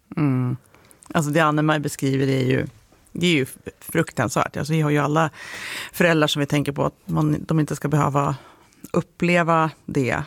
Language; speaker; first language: Swedish; native; Swedish